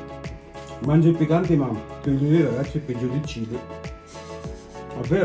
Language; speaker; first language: Italian; non-native, learner; Filipino